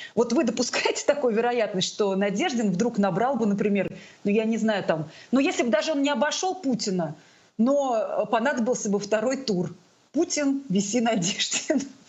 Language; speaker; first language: Russian; non-native, local second language; Tatar